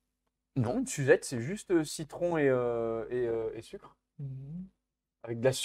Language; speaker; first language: French; native; French